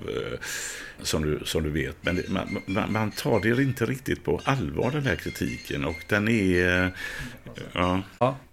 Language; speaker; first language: Swedish; native; Swedish